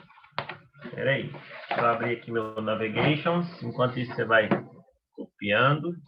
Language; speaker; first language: Portuguese; native; Portuguese